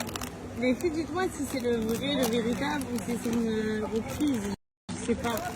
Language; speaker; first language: French; native; French